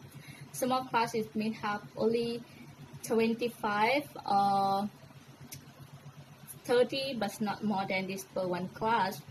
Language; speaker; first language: English; non-native, learner; Thai